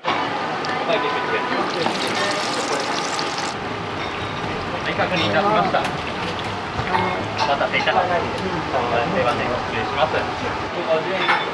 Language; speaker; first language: Japanese; native; Japanese